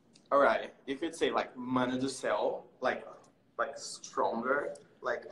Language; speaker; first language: English; non-native, fluent; Portuguese